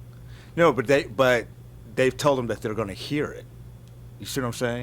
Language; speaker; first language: English; native; English